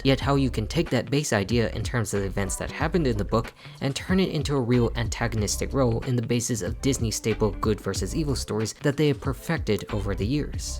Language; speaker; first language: English; native; English